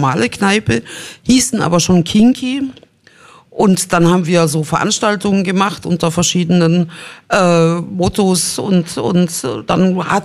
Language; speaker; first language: German; native; German